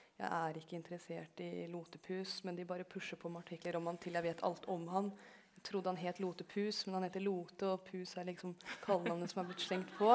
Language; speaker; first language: Norwegian; early bilingual, other home language; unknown